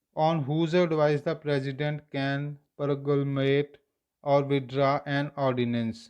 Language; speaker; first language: English; non-native, local second language; Punjabi